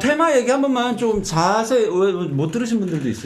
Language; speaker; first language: Korean; native; Korean